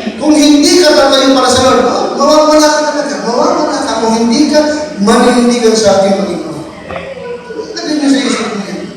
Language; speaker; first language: Filipino; native; Filipino